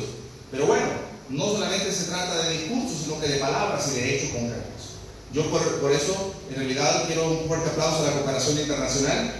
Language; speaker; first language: Spanish; native; Spanish